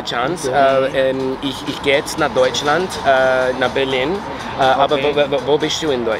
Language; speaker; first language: German; non-native, learner; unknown